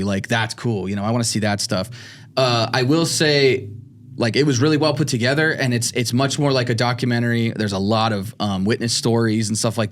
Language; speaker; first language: English; native; English